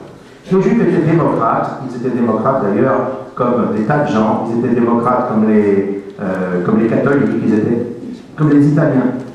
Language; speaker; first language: French; native; French